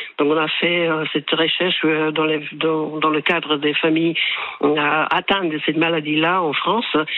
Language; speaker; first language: French; non-native, fluent; Slovak